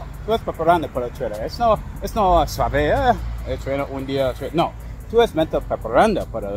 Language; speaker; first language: Spanish; non-native, learner; English